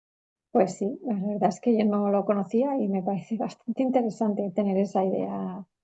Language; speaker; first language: Spanish; native; Spanish